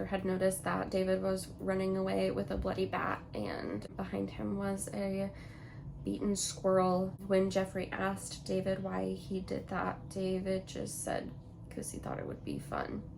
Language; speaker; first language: English; native; English